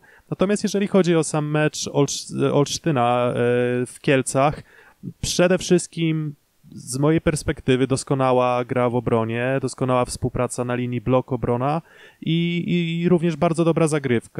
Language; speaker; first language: Polish; native; Polish